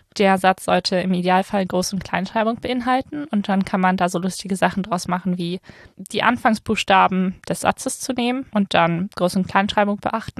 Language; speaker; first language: German; native; German